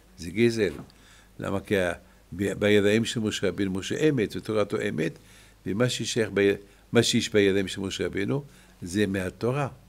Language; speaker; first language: Hebrew; non-native, fluent; French